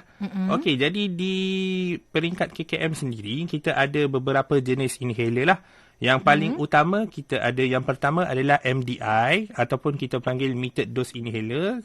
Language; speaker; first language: Malay; native; Malay